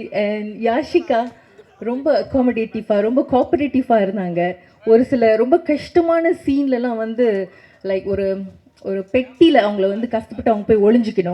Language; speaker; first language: Tamil; native; Tamil